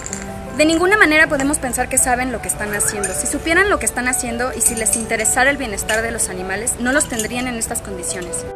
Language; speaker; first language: Spanish; native; Spanish